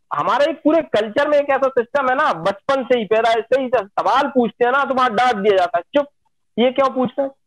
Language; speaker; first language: Hindi; native; Hindi